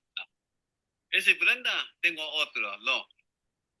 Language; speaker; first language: Spanish; non-native, learner; Chinese